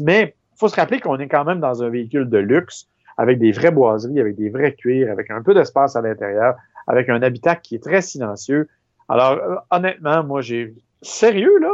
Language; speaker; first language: French; native; French